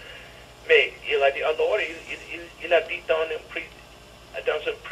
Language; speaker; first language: French; non-native, learner; English